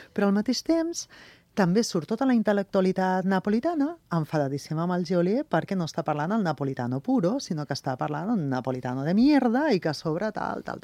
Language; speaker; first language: Catalan; non-native, local second language; Spanish